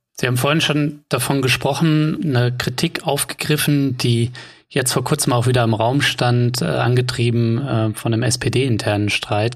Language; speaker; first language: German; native; German